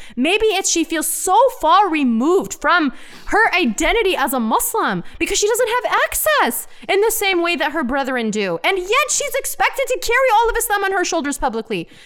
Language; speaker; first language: English; native; English